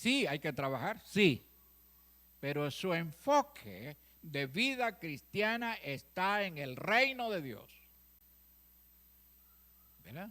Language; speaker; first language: Spanish; native; Spanish